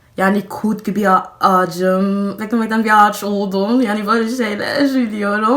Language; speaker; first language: Turkish; non-native, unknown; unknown